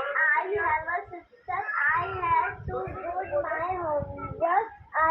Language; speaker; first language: English; non-native, learner; Hindi